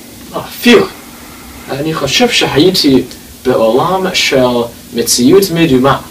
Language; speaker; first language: Hebrew; non-native, learner; English